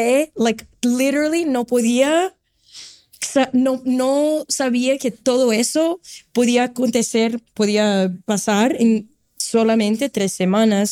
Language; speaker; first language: Spanish; non-native, fluent; Portuguese